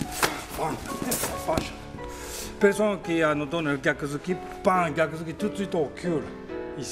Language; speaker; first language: French; non-native, learner; Japanese